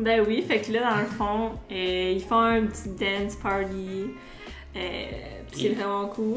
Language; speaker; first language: French; native; French